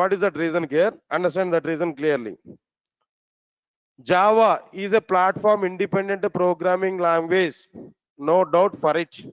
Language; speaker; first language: English; non-native, local second language; Telugu